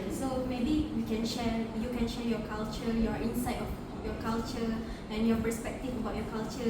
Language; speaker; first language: English; non-native, local second language; Malay